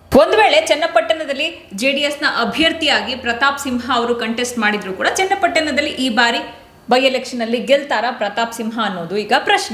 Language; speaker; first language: Kannada; native; Kannada